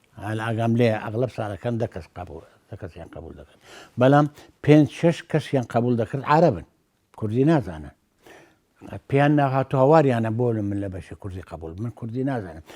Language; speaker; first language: Central Kurdish; non-native, local second language; Azerbaijani